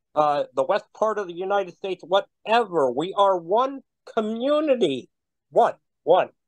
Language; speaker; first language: English; native; English